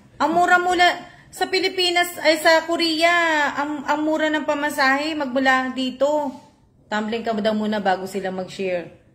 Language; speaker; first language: Filipino; native; Filipino